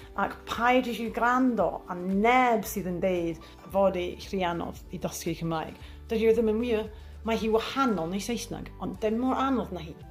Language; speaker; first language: Welsh; non-native, learner; English